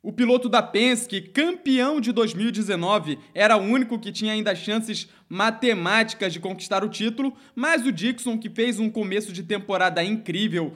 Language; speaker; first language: Portuguese; native; Portuguese